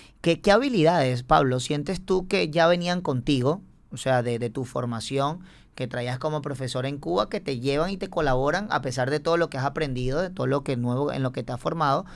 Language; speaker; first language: Spanish; native; Spanish